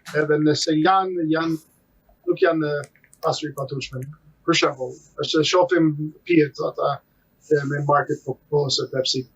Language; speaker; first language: Albanian; non-native, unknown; English